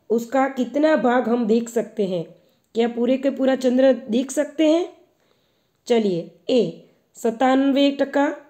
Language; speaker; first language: Hindi; non-native, local second language; Gujarati